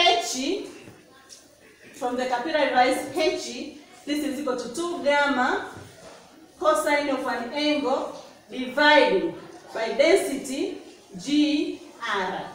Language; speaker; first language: English; non-native, local second language; Swahili